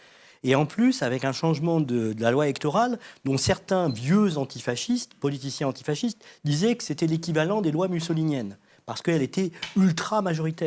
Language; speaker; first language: French; native; French